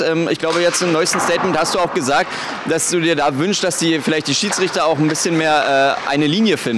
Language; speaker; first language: German; native; German